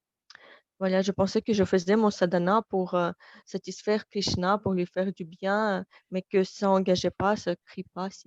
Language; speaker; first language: French; non-native, fluent; Russian